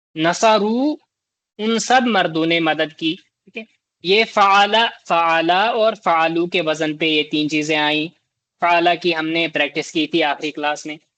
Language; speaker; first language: Urdu; native; Urdu